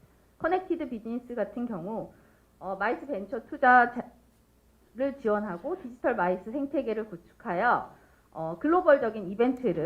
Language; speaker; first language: Korean; native; Korean